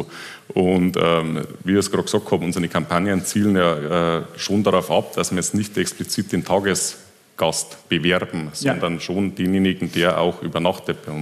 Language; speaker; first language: German; native; German